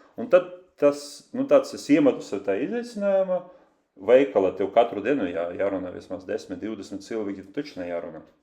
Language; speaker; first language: Latvian; non-native, local second language; Russian